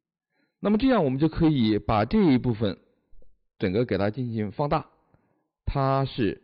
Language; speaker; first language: Chinese; native; Chinese